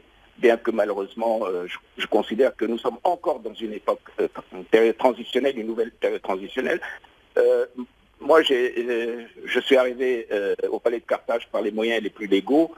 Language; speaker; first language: French; non-native, local second language; Arabic